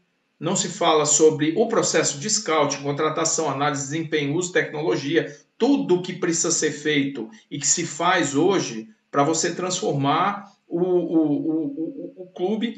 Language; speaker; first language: Portuguese; native; Portuguese